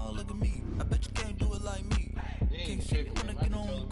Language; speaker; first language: English; native; English